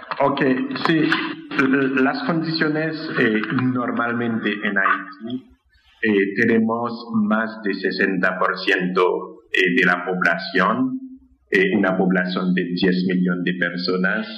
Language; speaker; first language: Spanish; non-native, fluent; Haitian Creole